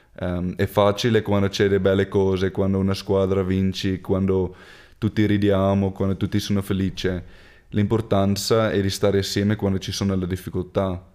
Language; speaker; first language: Italian; non-native, fluent; Afrikaans